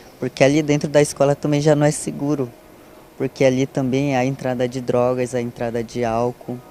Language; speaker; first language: Portuguese; non-native, local second language; Ticuna